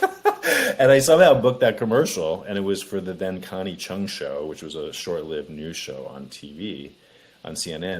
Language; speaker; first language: English; native; English